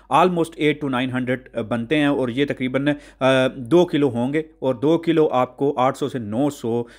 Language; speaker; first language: Urdu; native; Urdu